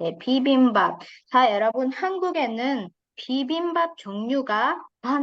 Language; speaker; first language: Korean; non-native, fluent; Indonesian